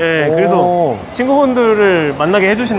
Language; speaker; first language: Korean; native; Korean